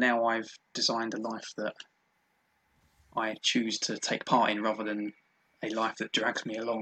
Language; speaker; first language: English; native; English